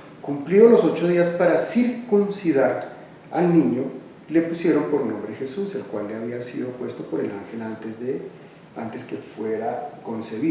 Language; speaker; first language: Spanish; native; Spanish